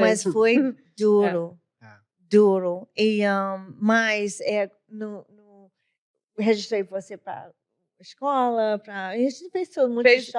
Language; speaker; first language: Portuguese; non-native, learner; English